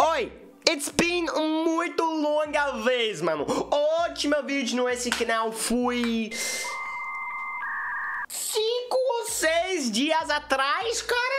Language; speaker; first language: Portuguese; non-native, learner; English